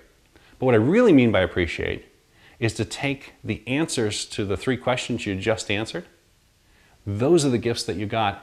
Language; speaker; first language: English; native; English